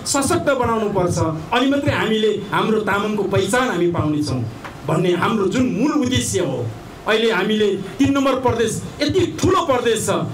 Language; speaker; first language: Nepali; non-native, local second language; Eastern Tamang